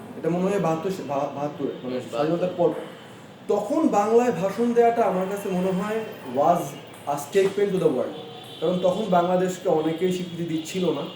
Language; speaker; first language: Bangla; native; Bangla